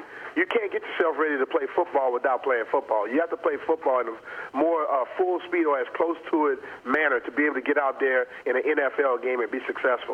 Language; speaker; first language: English; native; English